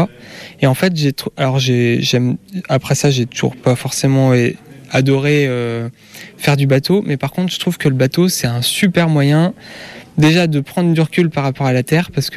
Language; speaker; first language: French; native; French